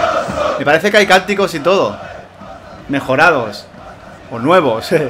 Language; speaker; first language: Spanish; native; Spanish